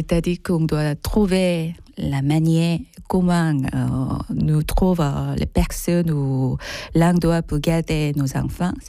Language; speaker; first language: French; non-native, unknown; Korean